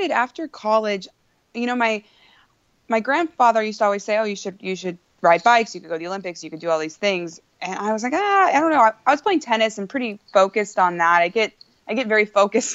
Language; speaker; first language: English; native; English